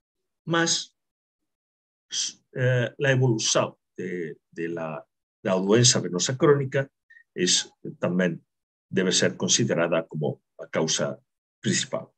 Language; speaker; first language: Spanish; native; Spanish